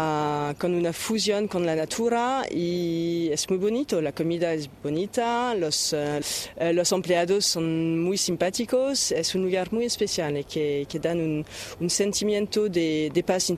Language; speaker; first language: Spanish; non-native, fluent; French